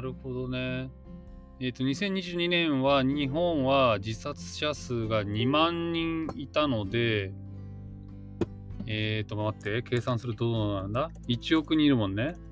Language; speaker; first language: Japanese; native; Japanese